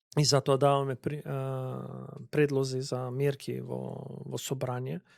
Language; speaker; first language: Macedonian; non-native, local second language; Albanian